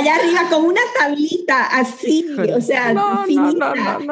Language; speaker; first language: Spanish; native; Spanish